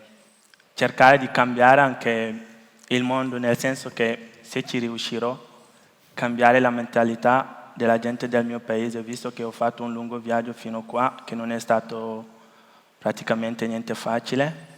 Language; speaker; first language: Italian; non-native, fluent; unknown